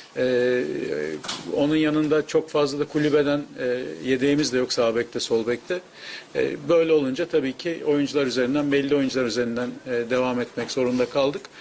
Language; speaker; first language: Turkish; native; Turkish